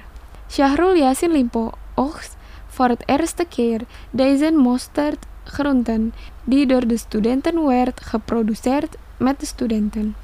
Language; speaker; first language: Dutch; non-native, fluent; Indonesian